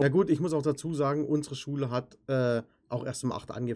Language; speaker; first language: German; native; German